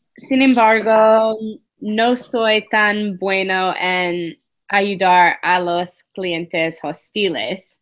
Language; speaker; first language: Spanish; non-native, learner; English